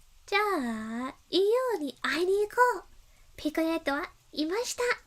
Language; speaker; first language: Japanese; non-native, learner; English